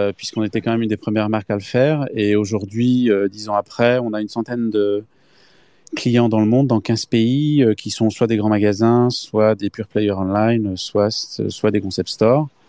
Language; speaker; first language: French; native; French